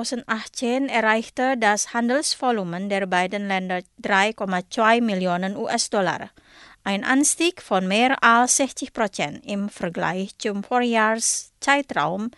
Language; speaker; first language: German; non-native, fluent; Indonesian